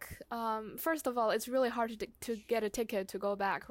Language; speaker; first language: English; non-native, fluent; Chinese